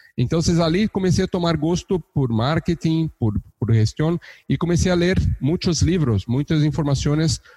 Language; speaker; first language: Portuguese; native; Portuguese